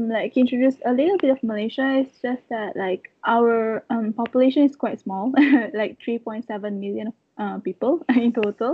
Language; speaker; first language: English; non-native, local second language; Malay